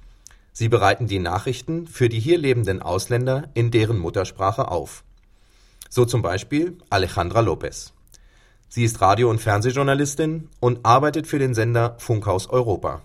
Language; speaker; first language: German; native; German